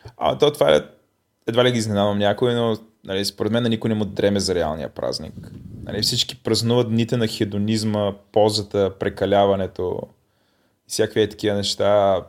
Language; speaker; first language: Bulgarian; native; Bulgarian